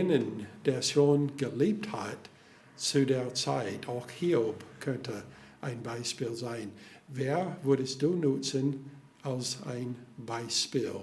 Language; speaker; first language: German; non-native, fluent; English